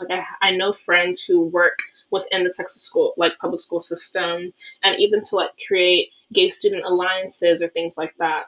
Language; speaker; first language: English; native; English